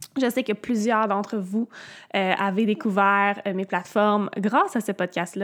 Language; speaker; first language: French; native; French